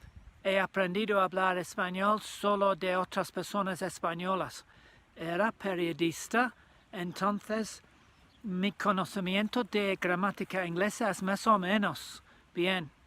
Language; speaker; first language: Spanish; non-native, learner; English